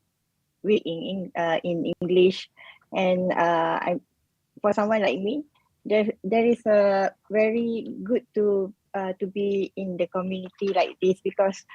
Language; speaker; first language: English; non-native, learner; Malay